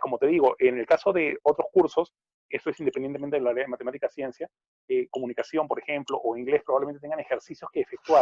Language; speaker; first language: Spanish; native; Spanish